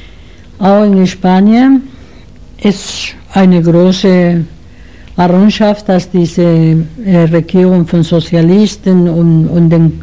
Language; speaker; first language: German; non-native, learner; Spanish